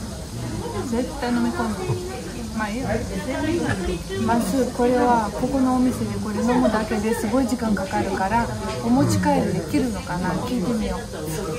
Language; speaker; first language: Japanese; non-native, fluent; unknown